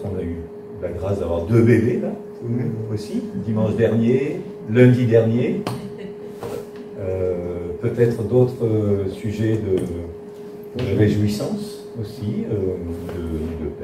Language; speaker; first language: French; native; French